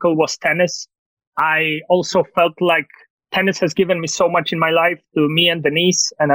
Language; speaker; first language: English; non-native, fluent; Polish